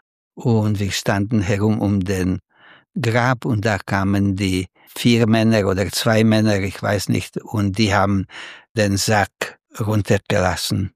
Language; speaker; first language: German; non-native, fluent; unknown